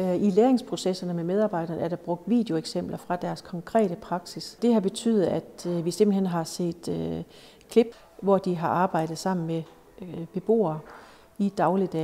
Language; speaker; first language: Danish; native; Danish